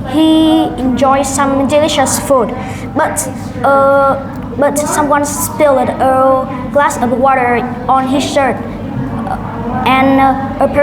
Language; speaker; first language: English; non-native, learner; Vietnamese